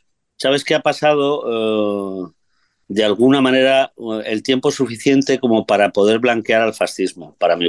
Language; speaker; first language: Spanish; native; Spanish